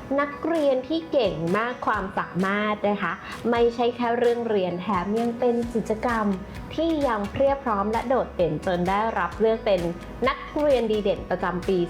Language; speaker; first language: Thai; native; Thai